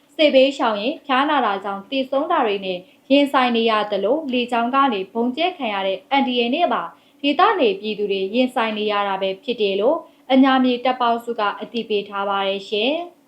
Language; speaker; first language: Burmese; native; Burmese